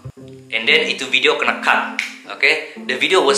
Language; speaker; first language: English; non-native, local second language; Malay